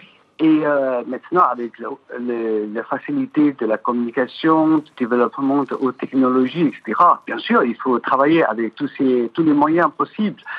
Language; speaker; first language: French; non-native, fluent; Chinese